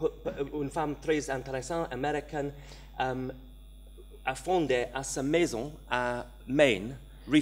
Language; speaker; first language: French; non-native, learner; English